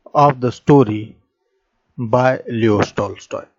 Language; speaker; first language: English; non-native, local second language; Marathi